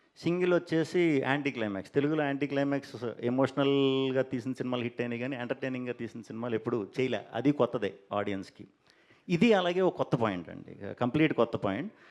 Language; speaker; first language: Telugu; native; Telugu